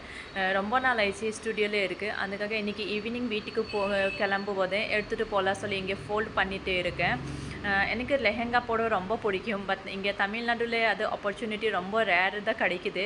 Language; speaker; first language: Tamil; non-native, local second language; Assamese